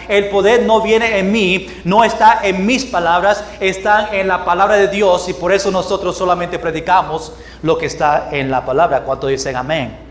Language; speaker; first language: Spanish; non-native, fluent; English